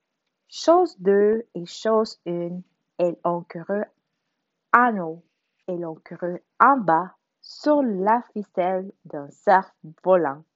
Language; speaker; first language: French; non-native, learner; Spanish